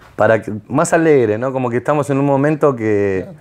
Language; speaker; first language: Spanish; native; Spanish